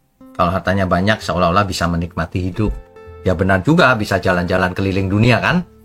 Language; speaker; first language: Indonesian; native; Indonesian